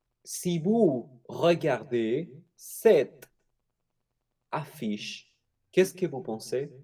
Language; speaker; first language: French; non-native, fluent; Spanish